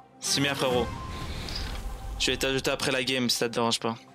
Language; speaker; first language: French; native; French